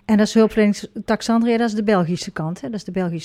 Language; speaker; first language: Dutch; native; Dutch